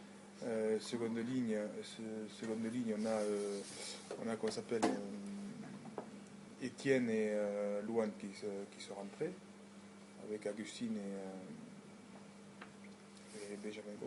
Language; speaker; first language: French; native; French